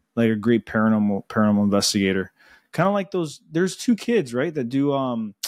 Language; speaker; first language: English; early bilingual, other home language; Spanish